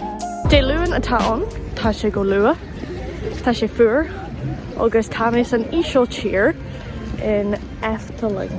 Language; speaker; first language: Irish; non-native, local second language; English